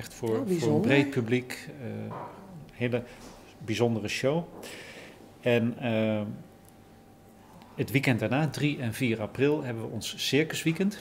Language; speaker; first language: Dutch; native; Dutch